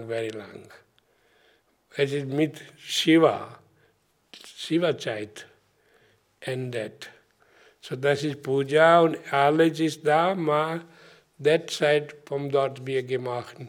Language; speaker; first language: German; non-native, learner; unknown